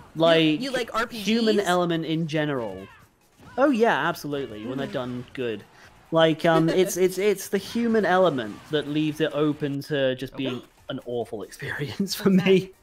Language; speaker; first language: English; native; English